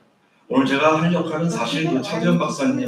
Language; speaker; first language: Korean; native; Korean